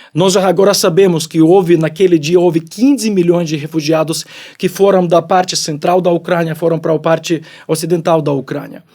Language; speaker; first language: Portuguese; non-native, fluent; Ukrainian